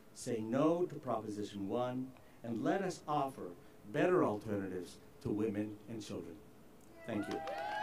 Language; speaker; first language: English; early bilingual, other home language; Spanish